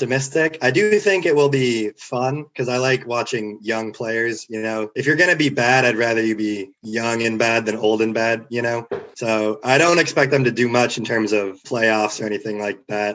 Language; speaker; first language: English; native; English